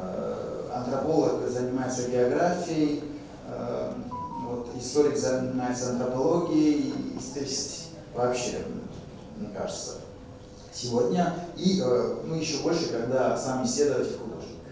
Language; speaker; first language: Russian; non-native, fluent; French